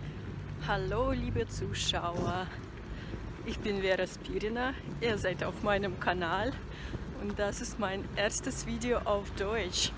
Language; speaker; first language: German; non-native, fluent; Russian